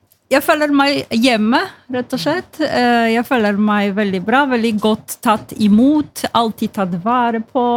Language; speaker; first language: Norwegian; non-native, fluent; Polish